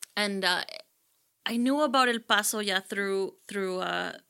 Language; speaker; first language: English; early bilingual, other home language; Spanish